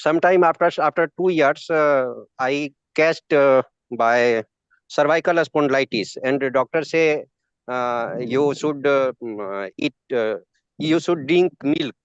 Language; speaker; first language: English; non-native, learner; Hindi